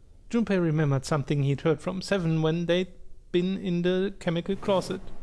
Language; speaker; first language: English; non-native, fluent; German